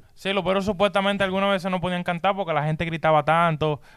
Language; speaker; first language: Spanish; native; Spanish